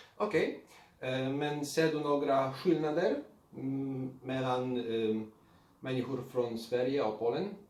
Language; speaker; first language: Swedish; non-native, learner; Polish